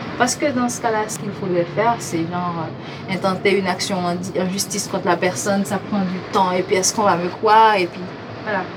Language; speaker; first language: French; non-native, local second language; Haitian Creole